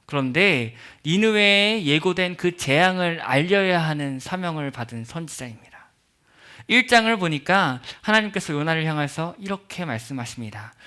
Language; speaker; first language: Korean; native; Korean